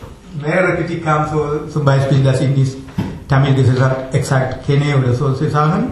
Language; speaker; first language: German; non-native, learner; Tamil